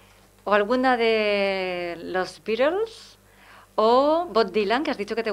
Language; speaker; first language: Spanish; native; Spanish